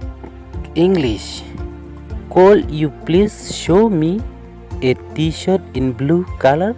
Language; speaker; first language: English; non-native, learner; Khasi